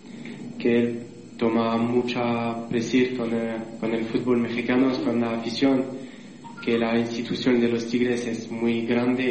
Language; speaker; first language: Spanish; non-native, learner; French